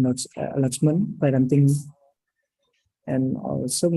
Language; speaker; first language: English; non-native, learner; Indonesian